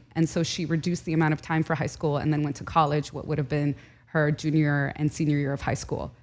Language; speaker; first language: English; early bilingual, other home language; Arabic